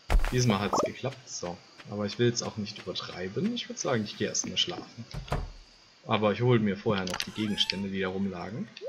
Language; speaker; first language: German; native; German